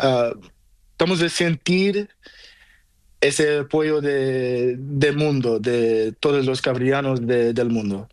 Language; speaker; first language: Spanish; non-native, learner; Portuguese